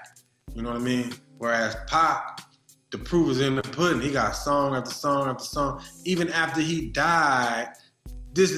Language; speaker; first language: English; native; English